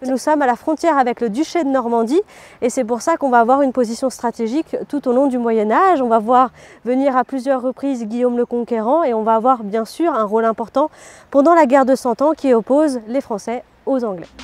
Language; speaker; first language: French; native; French